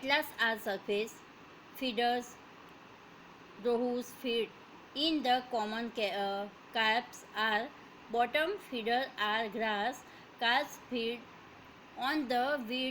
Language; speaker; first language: English; non-native, local second language; Hindi